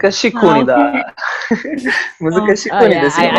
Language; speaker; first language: Japanese; non-native, learner; Italian